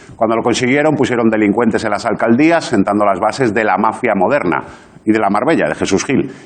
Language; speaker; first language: Spanish; native; Spanish